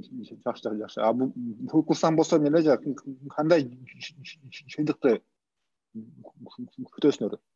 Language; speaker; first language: Kyrgyz; non-native, local second language; Russian